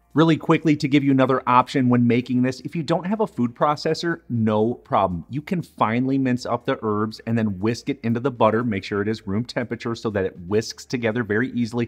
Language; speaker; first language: English; native; English